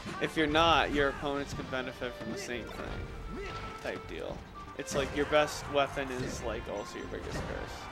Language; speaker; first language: English; native; English